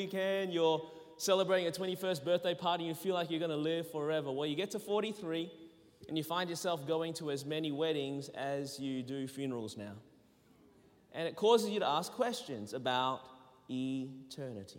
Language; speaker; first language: English; native; English